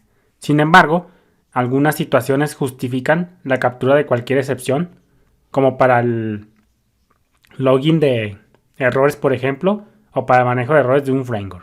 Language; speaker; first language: Spanish; native; Spanish